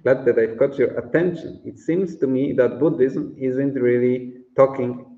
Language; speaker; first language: English; non-native, fluent; Polish